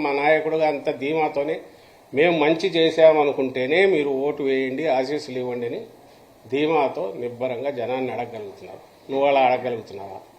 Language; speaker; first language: Telugu; native; Telugu